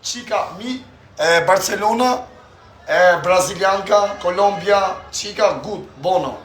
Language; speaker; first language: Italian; non-native, learner; Albanian